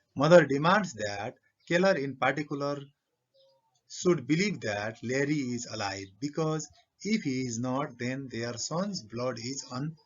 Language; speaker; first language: English; non-native, local second language; Nepali